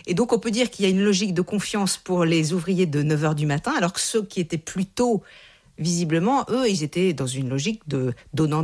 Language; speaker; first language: French; native; French